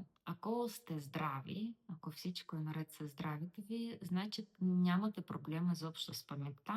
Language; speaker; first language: Bulgarian; non-native, learner; Russian